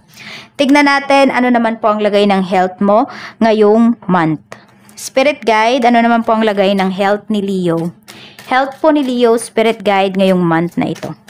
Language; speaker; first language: Filipino; native; Filipino